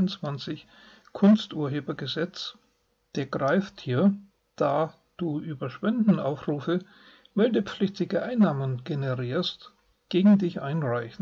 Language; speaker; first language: German; native; German